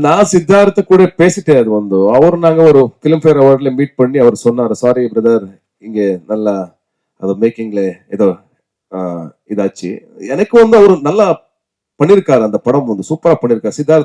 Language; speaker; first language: Tamil; non-native, learner; Kannada